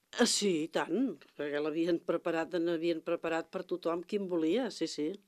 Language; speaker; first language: Catalan; native; Catalan